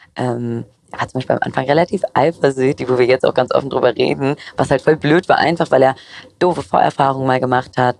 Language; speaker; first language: German; early bilingual, other home language; Greek